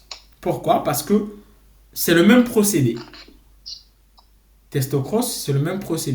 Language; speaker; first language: French; non-native, local second language; Comorian